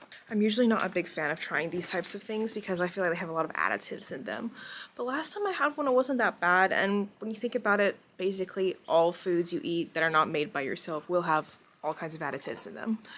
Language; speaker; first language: English; early bilingual, other home language; Chinese